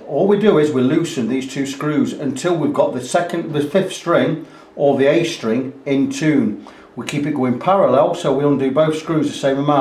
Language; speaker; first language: English; native; English